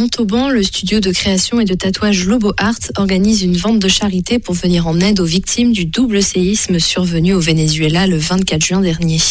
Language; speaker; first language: French; native; French